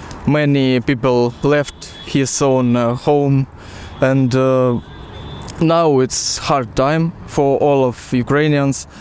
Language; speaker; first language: English; non-native, learner; Ukrainian